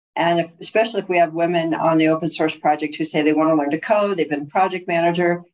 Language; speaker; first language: English; native; English